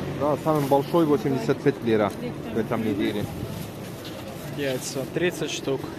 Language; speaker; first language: Russian; non-native, learner; Turkish